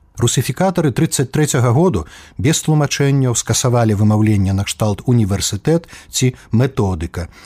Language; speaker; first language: Belarusian; native; Belarusian